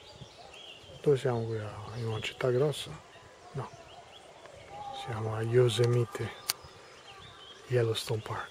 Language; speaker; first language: Italian; early bilingual, other home language; Albanian